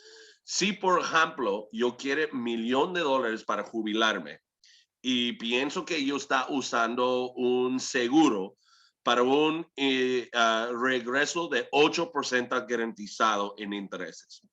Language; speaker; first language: Spanish; early bilingual, heritage; English